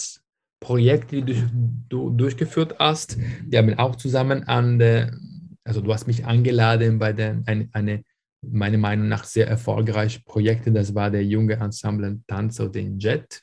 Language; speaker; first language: German; non-native, fluent; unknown